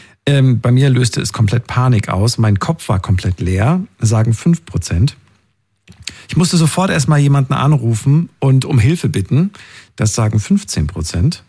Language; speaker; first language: German; native; German